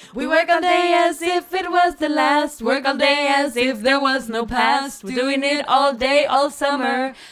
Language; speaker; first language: English; non-native, fluent; Danish